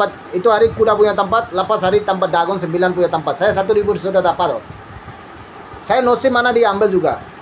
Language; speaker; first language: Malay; non-native, learner; Bangla